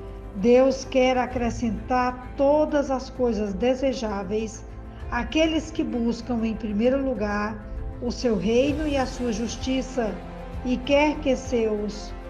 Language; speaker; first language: Portuguese; native; Portuguese